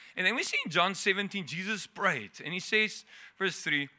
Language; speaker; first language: English; non-native, local second language; Afrikaans